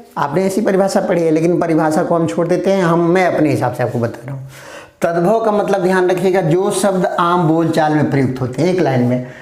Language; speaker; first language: Hindi; native; Hindi